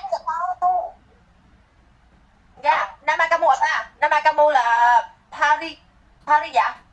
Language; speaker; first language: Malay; non-native, learner; Vietnamese